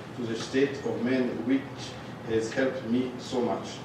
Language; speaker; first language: English; non-native, learner; Rundi